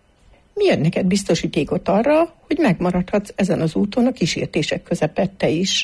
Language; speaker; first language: Hungarian; native; Hungarian